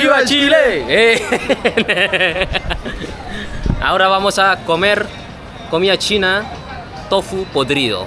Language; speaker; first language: Spanish; non-native, learner; Indonesian